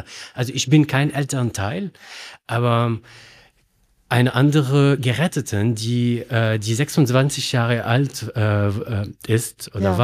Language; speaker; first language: German; non-native, learner; Arabic